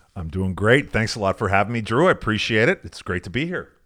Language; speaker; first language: English; native; English